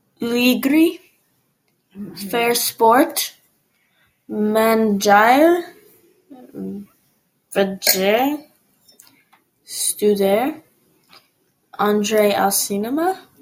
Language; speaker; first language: Italian; non-native, learner; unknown